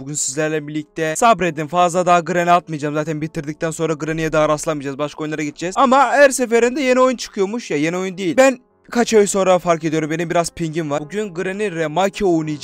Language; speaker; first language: Turkish; native; Turkish